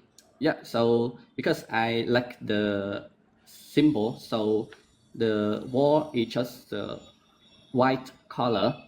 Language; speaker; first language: English; non-native, learner; Vietnamese